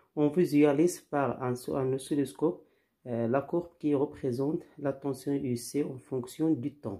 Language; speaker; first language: French; non-native, local second language; Arabic